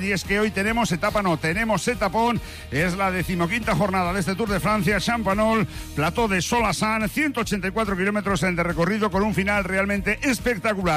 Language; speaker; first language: Spanish; native; Spanish